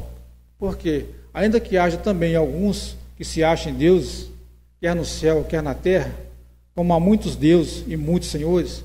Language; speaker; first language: Portuguese; native; Portuguese